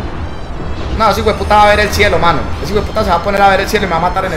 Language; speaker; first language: Spanish; native; Spanish